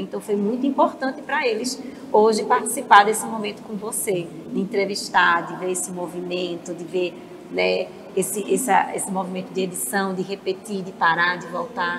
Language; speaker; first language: Portuguese; native; Portuguese